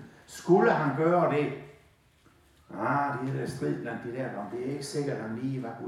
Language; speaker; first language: Danish; native; Danish